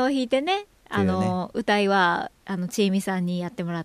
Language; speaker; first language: Japanese; native; Japanese